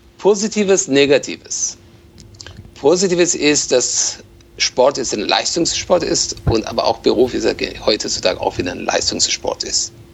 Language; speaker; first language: German; non-native, fluent; Persian